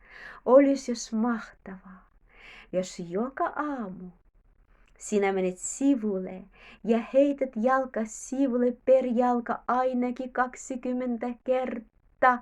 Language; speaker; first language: Finnish; non-native, learner; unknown